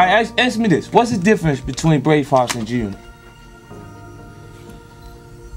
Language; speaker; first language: English; native; English